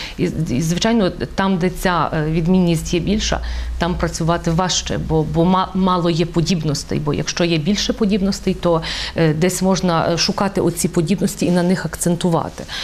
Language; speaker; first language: Ukrainian; native; Ukrainian